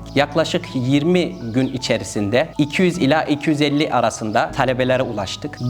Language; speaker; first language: Turkish; native; Turkish